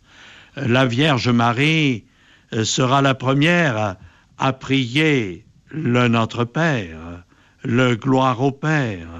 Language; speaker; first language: French; native; French